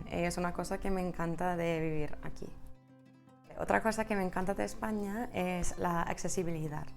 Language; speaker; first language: Spanish; non-native, fluent; English